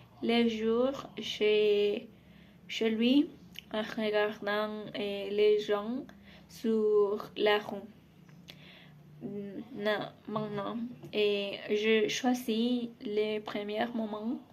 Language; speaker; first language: French; non-native, learner; Spanish